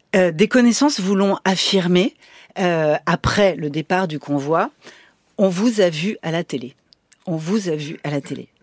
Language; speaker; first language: French; native; French